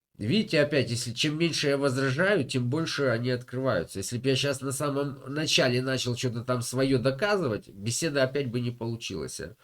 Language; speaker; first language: Russian; native; Russian